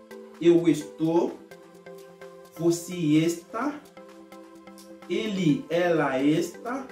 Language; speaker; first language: Portuguese; non-native, fluent; Haitian Creole